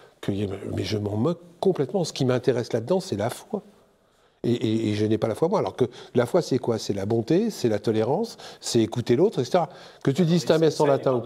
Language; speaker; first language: French; native; French